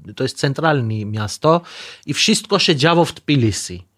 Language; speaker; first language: Polish; non-native, fluent; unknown